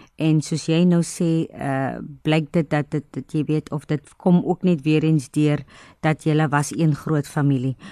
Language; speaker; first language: Afrikaans; native; Afrikaans